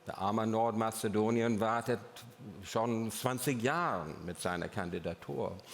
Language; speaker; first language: German; non-native, fluent; English